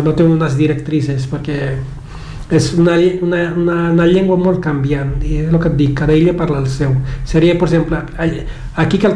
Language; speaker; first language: Catalan; non-native, fluent; Kabuverdianu